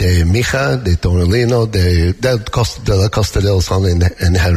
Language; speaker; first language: Spanish; non-native, learner; English